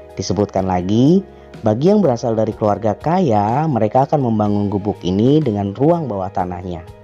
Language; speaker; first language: Indonesian; native; Indonesian